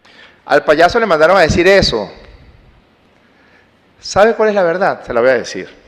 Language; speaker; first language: Spanish; native; Spanish